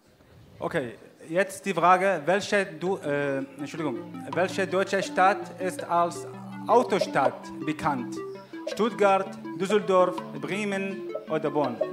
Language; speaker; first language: German; non-native, fluent; Arabic